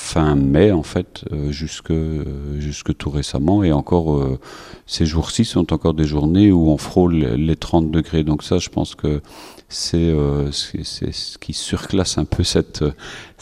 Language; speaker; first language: French; native; French